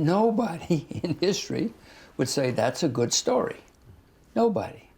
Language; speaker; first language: English; native; English